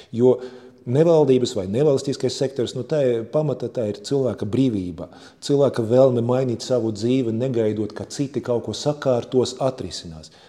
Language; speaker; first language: Latvian; non-native, local second language; Russian